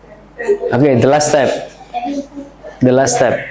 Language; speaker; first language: English; non-native, learner; Indonesian